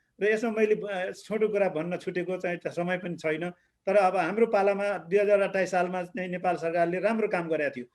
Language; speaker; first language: Nepali; native; Nepali